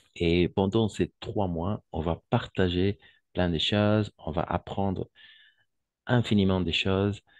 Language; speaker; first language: French; non-native, fluent; Spanish